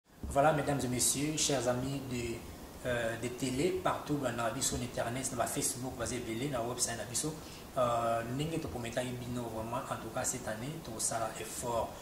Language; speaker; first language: French; non-native, local second language; Lingala